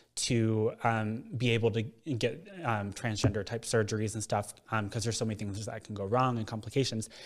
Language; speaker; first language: English; native; English